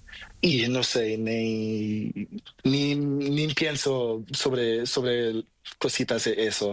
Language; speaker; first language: Spanish; non-native, learner; Portuguese